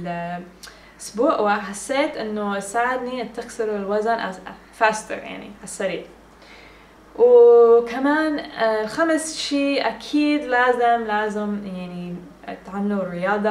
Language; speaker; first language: Arabic; early bilingual, heritage; English